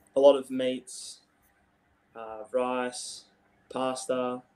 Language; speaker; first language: English; native; English